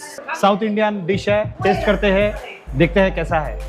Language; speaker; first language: Hindi; non-native, local second language; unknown